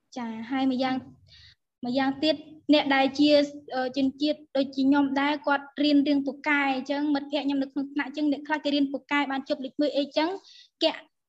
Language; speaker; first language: Khmer; non-native, local second language; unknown